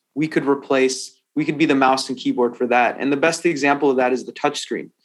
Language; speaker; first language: English; native; English